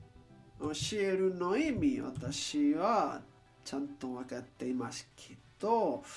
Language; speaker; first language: Japanese; non-native, learner; English